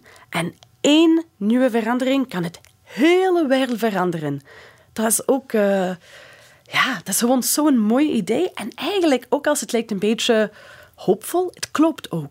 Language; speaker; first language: Dutch; non-native, fluent; English